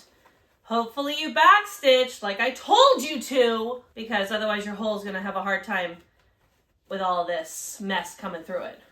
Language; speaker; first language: English; native; English